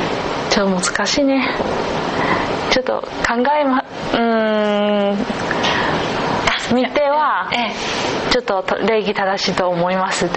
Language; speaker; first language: Japanese; non-native, learner; Chinese